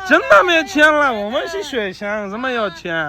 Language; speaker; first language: Chinese; non-native, learner; Urdu